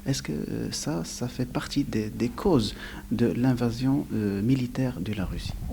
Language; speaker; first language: French; non-native, local second language; Arabic